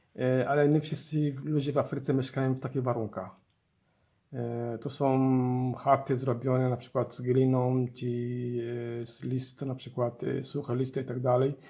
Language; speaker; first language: Polish; non-native, learner; Somali